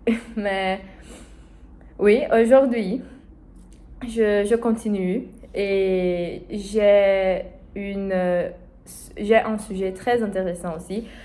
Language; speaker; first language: French; non-native, learner; Portuguese